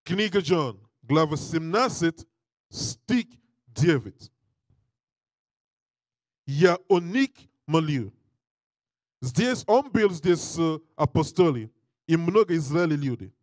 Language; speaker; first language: Russian; non-native, learner; English